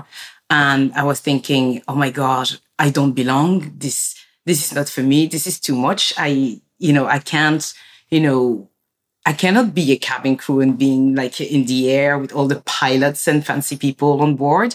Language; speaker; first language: English; non-native, fluent; French